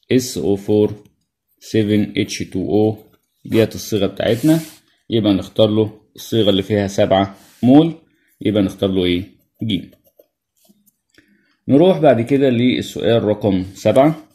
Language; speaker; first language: Arabic; native; Arabic